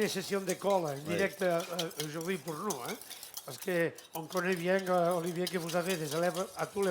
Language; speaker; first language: French; non-native, learner; Catalan